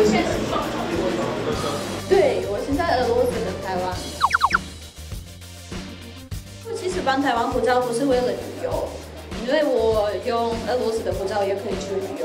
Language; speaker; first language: Chinese; non-native, fluent; Russian